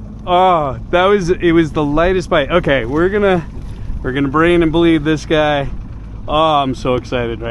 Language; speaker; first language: English; native; English